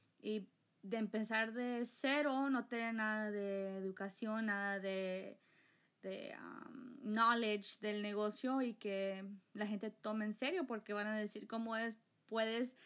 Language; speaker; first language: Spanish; early bilingual, heritage; Spanish